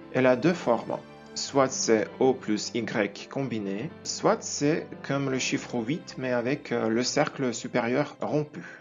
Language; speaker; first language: French; non-native, fluent; Ukrainian